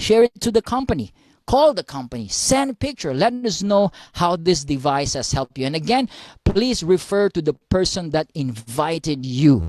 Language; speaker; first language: English; non-native, local second language; Filipino